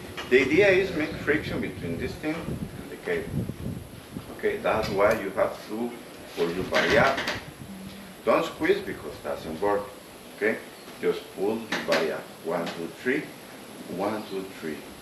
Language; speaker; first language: English; non-native, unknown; Spanish